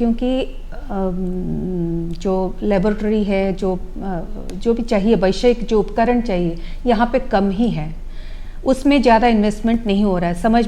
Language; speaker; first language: Hindi; non-native, local second language; Odia